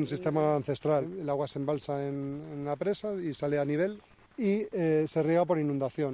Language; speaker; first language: Spanish; native; Spanish